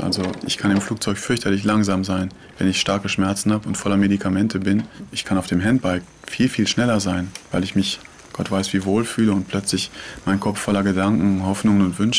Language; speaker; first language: German; native; German